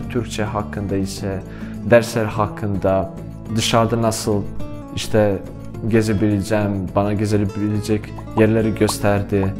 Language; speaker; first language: Turkish; non-native, fluent; Bosnian